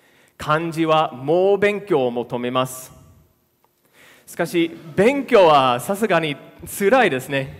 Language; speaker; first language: Japanese; non-native, fluent; English